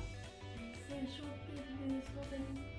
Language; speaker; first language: French; native; French